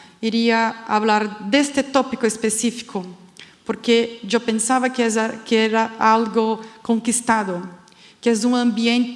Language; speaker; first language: Spanish; non-native, fluent; Portuguese